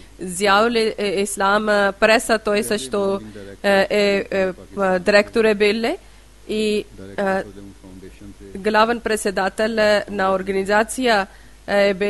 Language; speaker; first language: Bulgarian; non-native, learner; Urdu